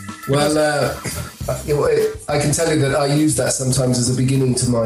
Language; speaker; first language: English; native; English